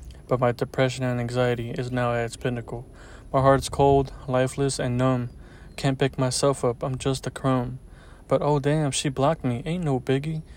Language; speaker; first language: English; early bilingual, other home language; Spanish